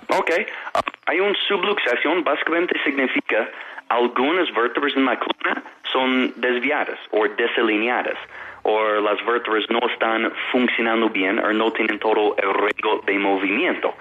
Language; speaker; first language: Spanish; non-native, fluent; English